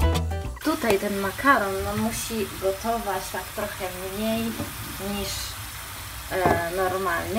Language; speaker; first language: Polish; non-native, fluent; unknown